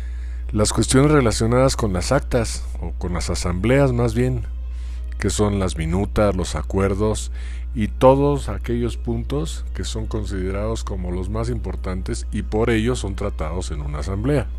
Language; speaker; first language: Spanish; native; Spanish